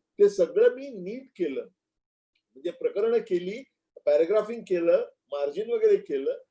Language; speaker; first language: Marathi; native; Marathi